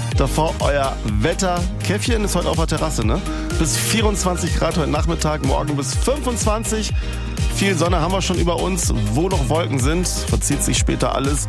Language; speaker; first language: German; native; German